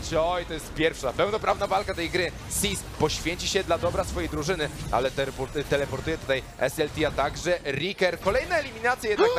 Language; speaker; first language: Polish; native; Polish